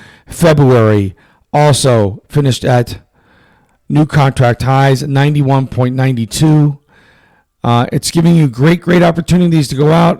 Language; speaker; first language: English; native; English